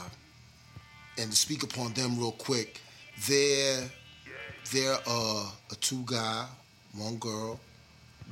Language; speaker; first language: English; native; English